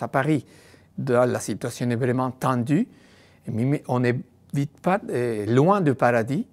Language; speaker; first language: French; non-native, fluent; Spanish